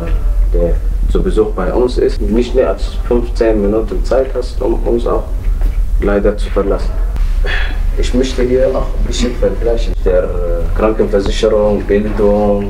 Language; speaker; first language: German; non-native, fluent; Arabic